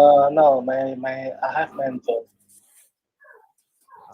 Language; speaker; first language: English; non-native, learner; Indonesian